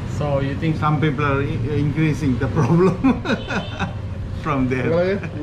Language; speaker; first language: English; non-native, learner; Tamil